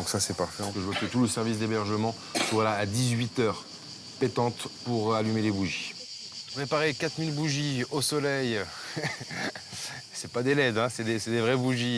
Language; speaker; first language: French; native; French